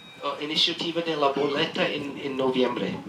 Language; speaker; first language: Spanish; non-native, learner; English